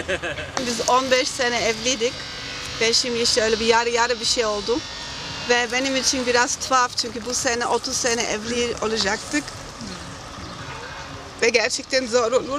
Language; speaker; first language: Turkish; non-native, fluent; German